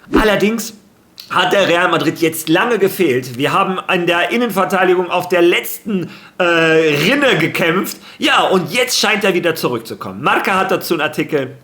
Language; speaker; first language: German; early bilingual, other home language; Spanish